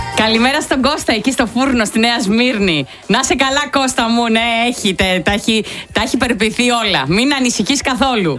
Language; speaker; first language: Greek; native; Greek